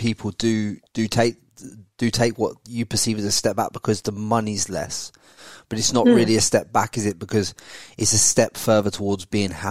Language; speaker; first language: English; native; English